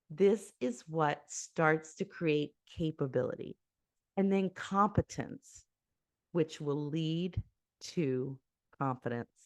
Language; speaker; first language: English; native; English